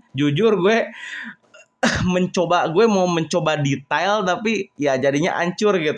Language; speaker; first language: Indonesian; native; Indonesian